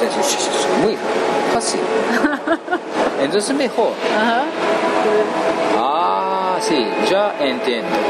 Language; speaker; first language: Spanish; non-native, learner; Japanese